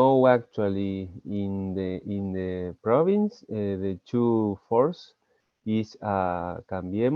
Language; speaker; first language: English; non-native, learner; Spanish